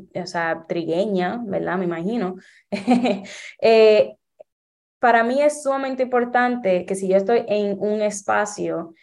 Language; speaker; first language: Spanish; early bilingual, heritage; Spanish